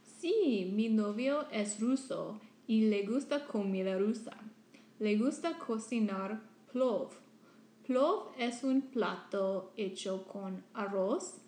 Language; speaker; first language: Spanish; non-native, learner; English